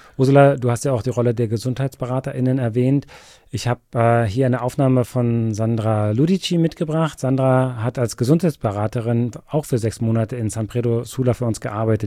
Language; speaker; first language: German; native; German